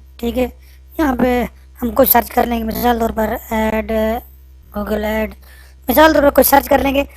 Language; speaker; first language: Urdu; non-native, local second language; Punjabi